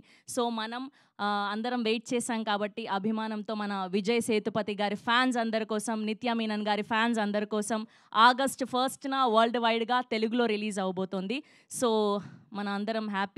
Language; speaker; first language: Telugu; native; Telugu